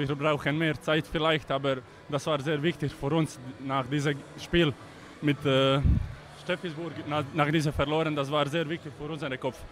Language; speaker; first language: German; non-native, learner; Croatian